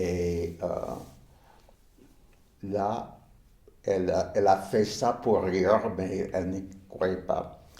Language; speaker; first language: French; non-native, fluent; English